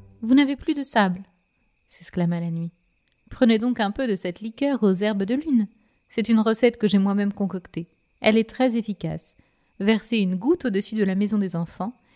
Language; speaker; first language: French; native; French